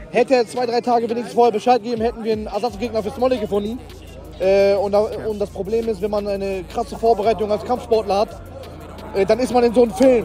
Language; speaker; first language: German; native; German